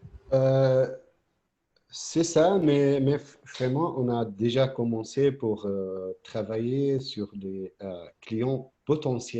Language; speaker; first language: French; non-native, fluent; Arabic